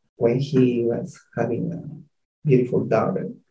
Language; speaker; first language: English; non-native, fluent; Spanish